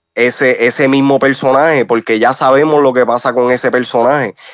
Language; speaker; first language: Spanish; native; Spanish